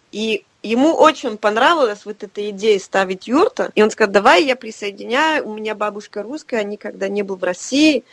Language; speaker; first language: Russian; non-native, fluent; French